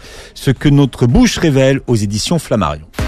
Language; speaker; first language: French; native; French